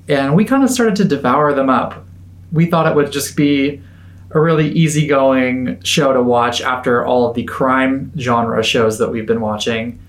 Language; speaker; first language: English; native; English